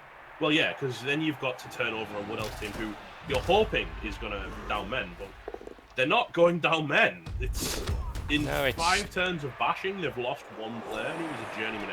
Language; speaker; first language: English; native; English